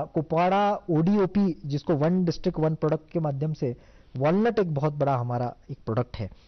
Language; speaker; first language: Hindi; non-native, local second language; Marathi